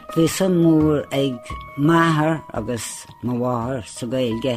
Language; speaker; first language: Irish; non-native, local second language; English